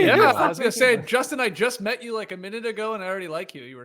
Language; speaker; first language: English; native; English